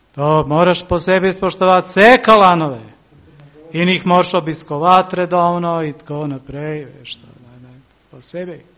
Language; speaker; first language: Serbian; early bilingual, heritage; Serbian